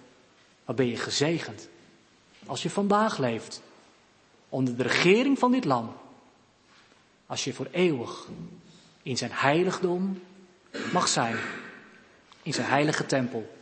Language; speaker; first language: Dutch; native; Dutch